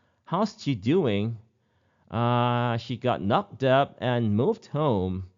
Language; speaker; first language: English; non-native, fluent; Thai